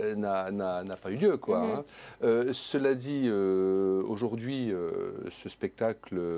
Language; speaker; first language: French; native; French